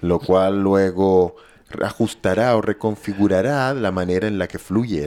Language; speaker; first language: Spanish; native; Spanish